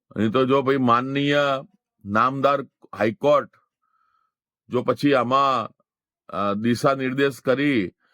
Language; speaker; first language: Gujarati; non-native, local second language; Hindi